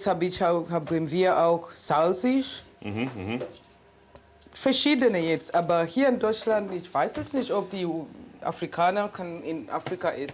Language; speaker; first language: German; non-native, learner; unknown